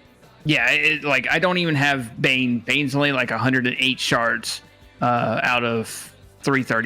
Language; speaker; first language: English; native; English